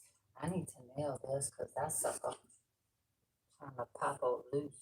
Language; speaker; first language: English; native; English